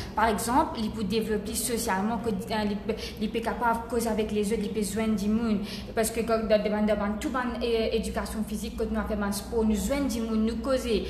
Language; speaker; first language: French; non-native, local second language; Morisyen